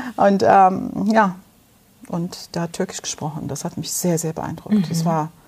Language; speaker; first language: German; non-native, fluent; Turkish